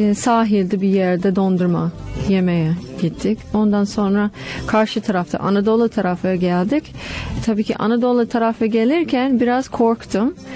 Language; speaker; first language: Turkish; non-native, fluent; English